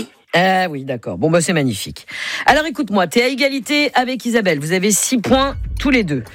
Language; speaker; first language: French; native; French